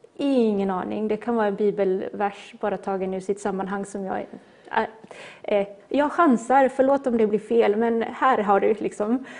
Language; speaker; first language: Swedish; native; Swedish